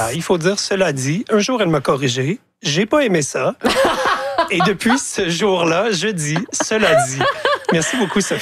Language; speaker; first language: French; native; French